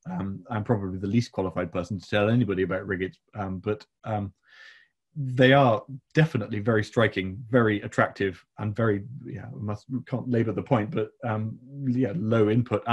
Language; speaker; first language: English; native; English